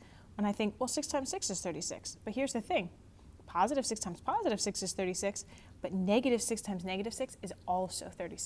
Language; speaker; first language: English; native; English